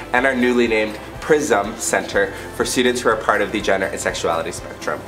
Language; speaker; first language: English; native; English